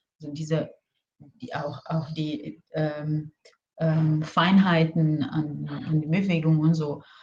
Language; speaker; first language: German; non-native, fluent; Portuguese